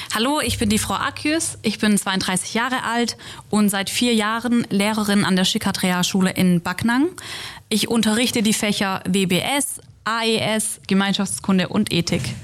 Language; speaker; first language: German; native; German